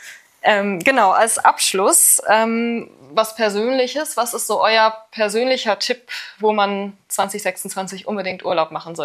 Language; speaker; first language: German; native; German